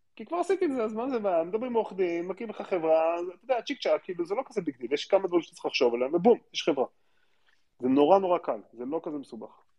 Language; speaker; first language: Hebrew; native; Hebrew